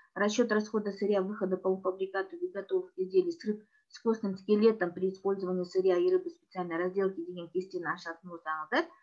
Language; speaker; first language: Russian; non-native, local second language; Kazakh